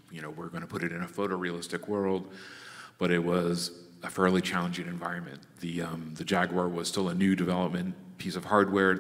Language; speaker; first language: English; native; English